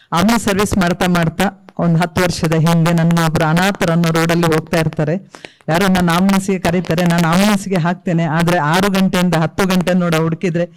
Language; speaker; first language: Kannada; non-native, local second language; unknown